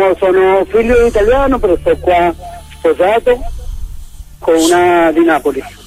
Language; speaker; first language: Italian; non-native, learner; Spanish